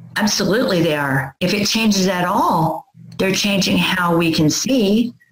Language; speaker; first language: English; native; English